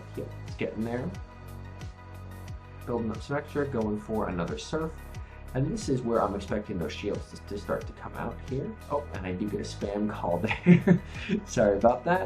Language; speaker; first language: English; native; English